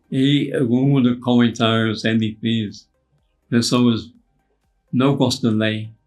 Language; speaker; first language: Portuguese; non-native, fluent; English